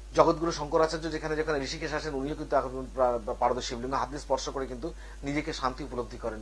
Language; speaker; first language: Bangla; native; Bangla